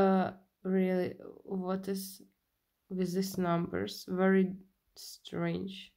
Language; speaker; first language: English; non-native, learner; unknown